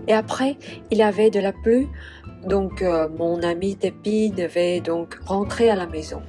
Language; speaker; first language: French; non-native, fluent; Vietnamese